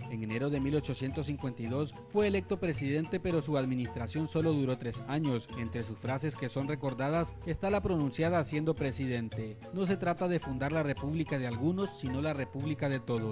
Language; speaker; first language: Spanish; native; Spanish